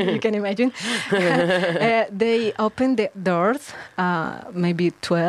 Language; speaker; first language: English; non-native, learner; Spanish